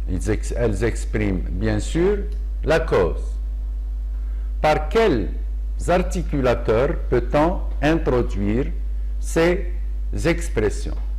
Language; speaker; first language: French; non-native, local second language; Arabic